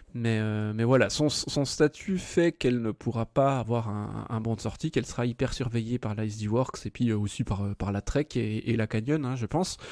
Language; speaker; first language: French; native; French